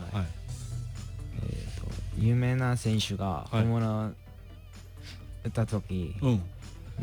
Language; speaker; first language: Japanese; non-native, learner; Korean